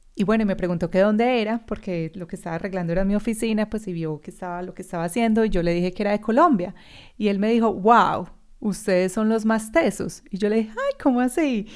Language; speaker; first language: Spanish; native; Spanish